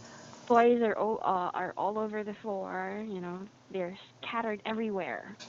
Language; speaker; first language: English; non-native, fluent; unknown